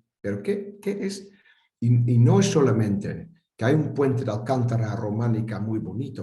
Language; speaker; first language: Spanish; non-native, fluent; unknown